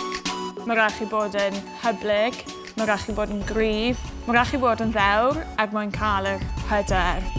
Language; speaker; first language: Welsh; native; Welsh